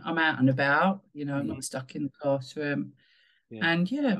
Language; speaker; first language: English; native; English